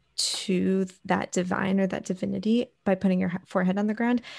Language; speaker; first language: English; native; English